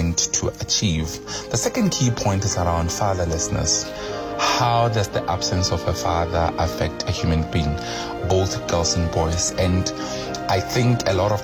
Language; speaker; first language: English; non-native, local second language; Tswana